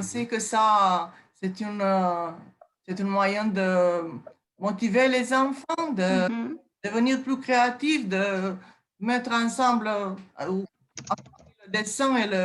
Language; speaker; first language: French; non-native, fluent; Romanian